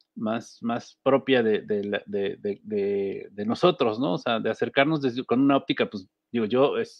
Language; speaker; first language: Spanish; native; Spanish